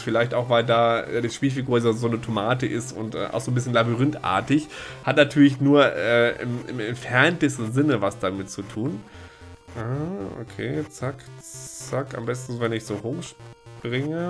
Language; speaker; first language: German; native; German